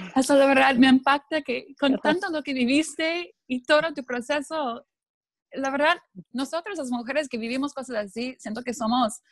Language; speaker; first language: Spanish; non-native, fluent; English